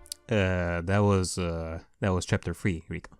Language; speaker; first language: English; native; English